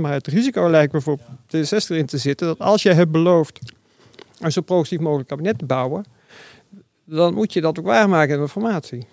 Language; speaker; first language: Dutch; native; Dutch